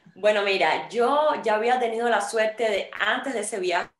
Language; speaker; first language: Spanish; native; Spanish